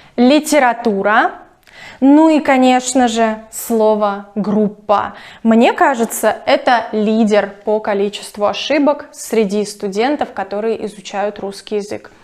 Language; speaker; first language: Russian; native; Russian